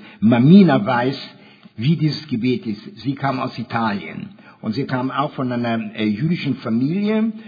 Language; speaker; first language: German; early bilingual, heritage; German